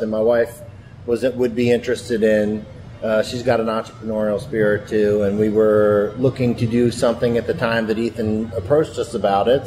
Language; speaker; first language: English; native; English